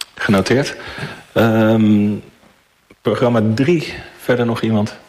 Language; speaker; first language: Dutch; native; Dutch